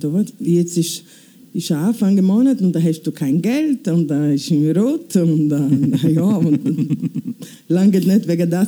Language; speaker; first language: German; non-native, learner; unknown